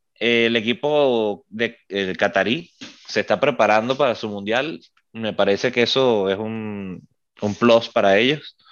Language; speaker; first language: Spanish; native; Spanish